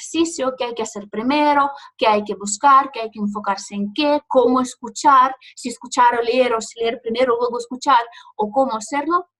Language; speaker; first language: Spanish; non-native, fluent; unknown